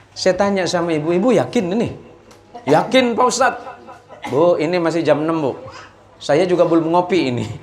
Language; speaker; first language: Indonesian; non-native, local second language; Madurese